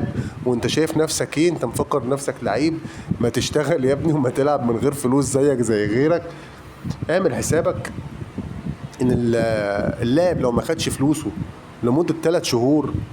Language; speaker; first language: Arabic; native; Arabic